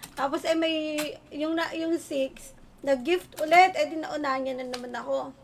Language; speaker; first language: Filipino; native; Filipino